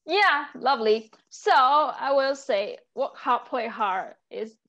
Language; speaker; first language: English; non-native, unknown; Chinese